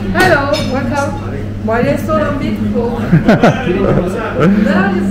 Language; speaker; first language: English; non-native, learner; Turkish